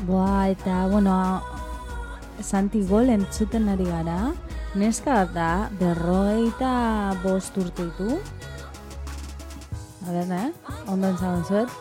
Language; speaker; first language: Basque; non-native, learner; Spanish